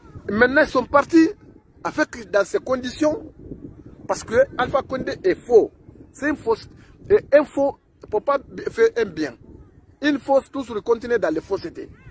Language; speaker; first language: French; non-native, local second language; Mandingo